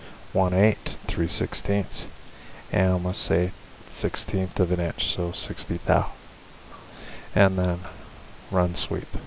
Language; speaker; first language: English; native; English